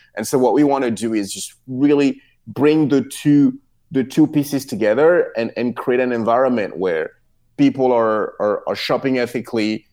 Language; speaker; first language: English; non-native, local second language; French